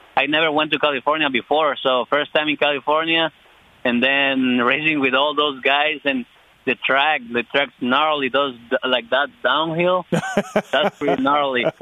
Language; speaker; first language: English; non-native, fluent; Spanish